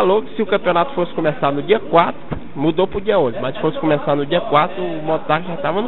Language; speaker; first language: Portuguese; native; Portuguese